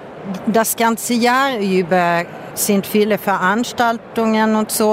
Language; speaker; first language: German; non-native, fluent; Swedish